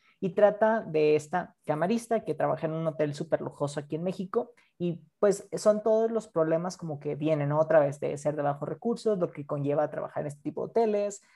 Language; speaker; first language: Spanish; native; Spanish